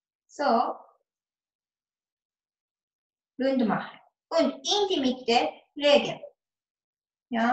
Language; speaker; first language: German; non-native, learner; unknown